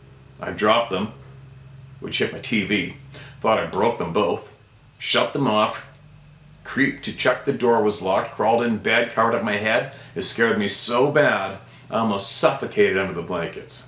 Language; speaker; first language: English; native; English